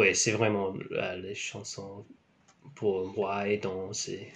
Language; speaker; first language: French; non-native, learner; English